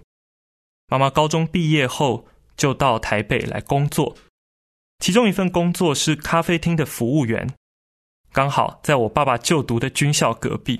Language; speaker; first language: Chinese; native; Chinese